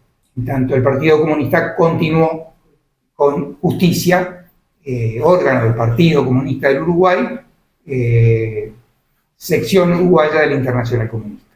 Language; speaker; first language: Spanish; native; Spanish